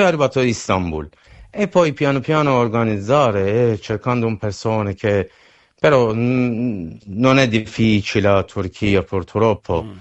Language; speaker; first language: Italian; non-native, learner; Persian